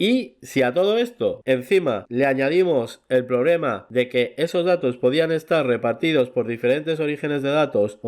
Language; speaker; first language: Spanish; native; Spanish